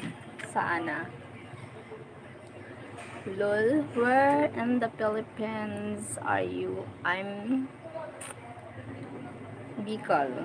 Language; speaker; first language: Filipino; non-native, local second language; Bikol